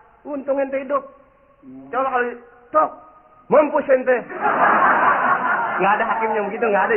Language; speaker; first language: Indonesian; native; Indonesian